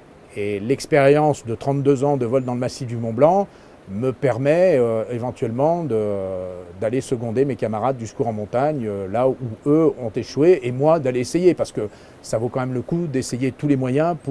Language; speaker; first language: French; native; French